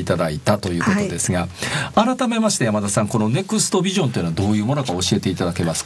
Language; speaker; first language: Japanese; native; Japanese